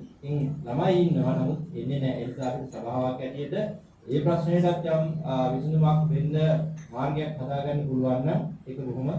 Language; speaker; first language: Sinhala; native; Sinhala